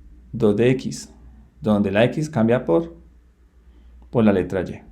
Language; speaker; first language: Spanish; native; Spanish